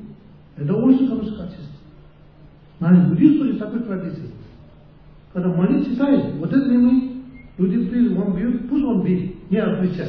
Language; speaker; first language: Russian; non-native, learner; Tibetan